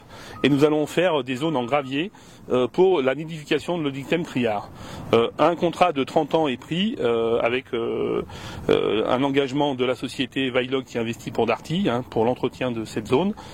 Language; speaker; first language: French; native; French